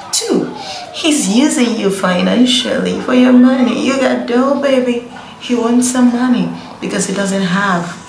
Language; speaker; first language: English; non-native, local second language; Igbo